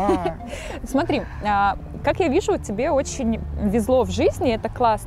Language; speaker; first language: Russian; native; Russian